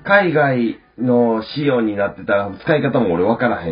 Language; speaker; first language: Japanese; native; Japanese